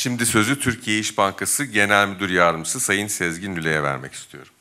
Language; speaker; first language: Turkish; native; Turkish